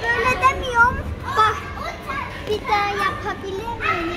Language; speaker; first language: Turkish; early bilingual, heritage; Turkish